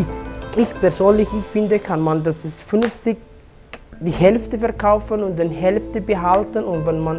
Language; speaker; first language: German; non-native, fluent; Somali